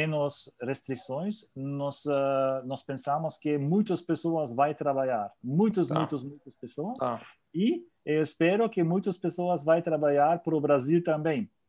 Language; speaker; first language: Portuguese; non-native, learner; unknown